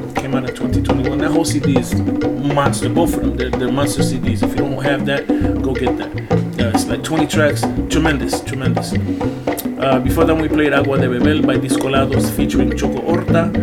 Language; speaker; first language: English; early bilingual, other home language; Spanish